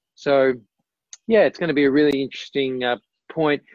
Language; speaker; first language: English; native; English